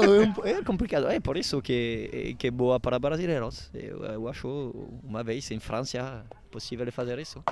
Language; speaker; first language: Portuguese; non-native, learner; Italian